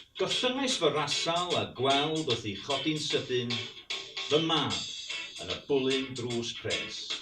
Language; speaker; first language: Welsh; early bilingual, heritage; Welsh